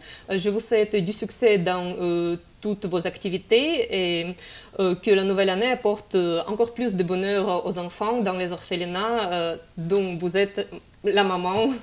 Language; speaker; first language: French; non-native, fluent; Russian